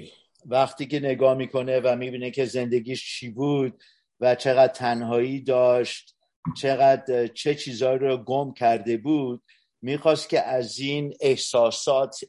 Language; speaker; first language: Persian; early bilingual, heritage; Persian